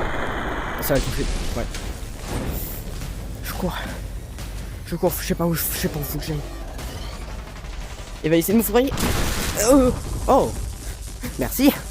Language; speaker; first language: French; native; French